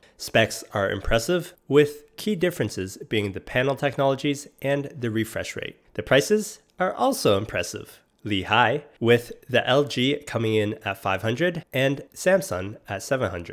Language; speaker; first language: English; native; English